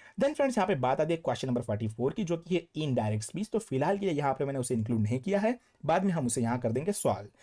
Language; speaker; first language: Hindi; non-native, local second language; Gujarati